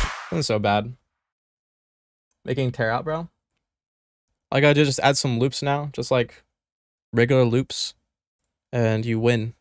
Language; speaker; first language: English; native; English